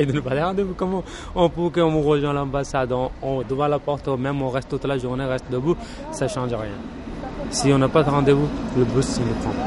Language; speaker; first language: French; non-native, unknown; Urdu